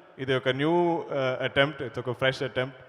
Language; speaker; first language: Telugu; non-native, learner; Malayalam